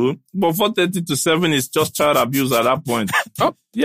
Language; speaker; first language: English; non-native, local second language; Igbo